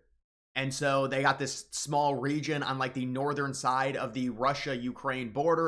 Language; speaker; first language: English; native; English